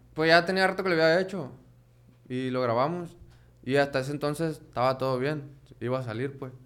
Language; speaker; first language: Spanish; native; Spanish